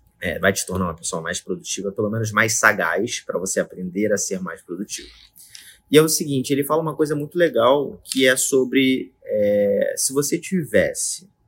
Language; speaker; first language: Portuguese; native; Portuguese